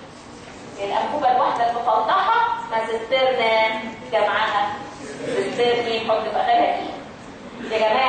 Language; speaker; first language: Arabic; native; Arabic